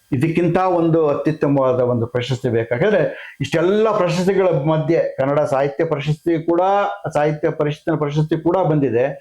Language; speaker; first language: Kannada; non-native, local second language; Konkani